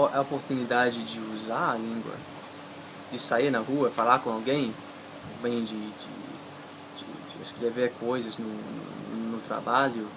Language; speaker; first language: Portuguese; non-native, fluent; English